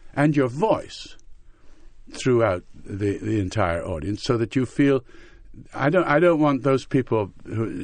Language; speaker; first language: English; native; English